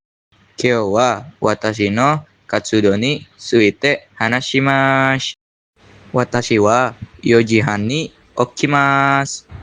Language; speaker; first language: Japanese; non-native, learner; Indonesian